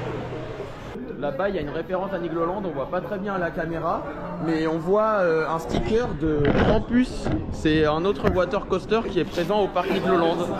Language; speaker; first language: French; native; French